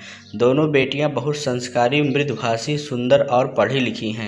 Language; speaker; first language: Hindi; native; Hindi